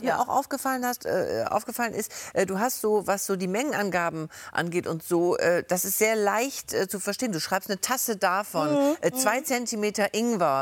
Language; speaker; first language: German; native; German